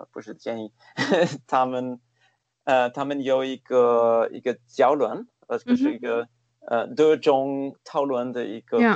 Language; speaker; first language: Chinese; non-native, fluent; German